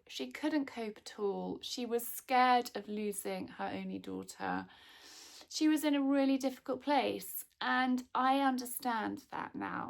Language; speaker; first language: English; native; English